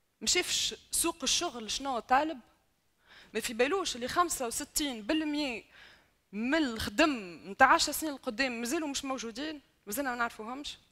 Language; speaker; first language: Arabic; native; Arabic